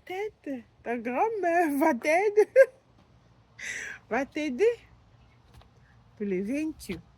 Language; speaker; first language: French; non-native, learner; English